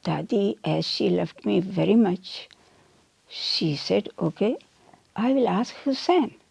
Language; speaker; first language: English; non-native, local second language; Urdu